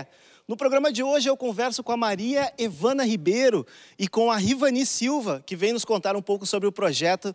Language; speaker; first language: Portuguese; native; Portuguese